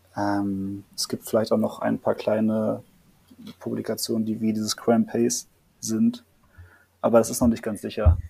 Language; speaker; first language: German; native; German